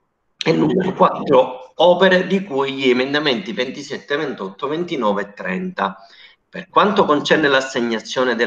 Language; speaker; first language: Italian; native; Italian